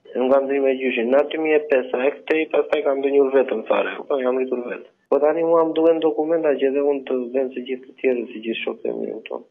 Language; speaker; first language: Albanian; native; Albanian